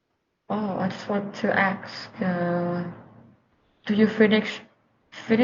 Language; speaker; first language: English; non-native, learner; Vietnamese